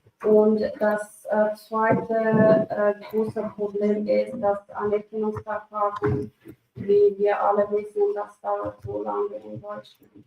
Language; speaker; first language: German; non-native, fluent; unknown